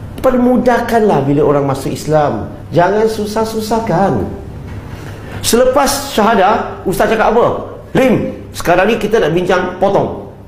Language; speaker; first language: Malay; non-native, local second language; Chinese